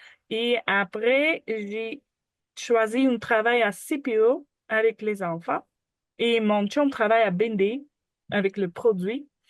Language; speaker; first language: French; non-native, learner; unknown